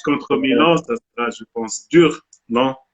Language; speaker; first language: French; non-native, local second language; Arabic